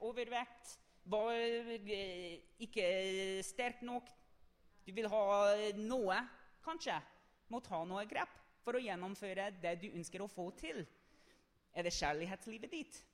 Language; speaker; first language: Norwegian; non-native, fluent; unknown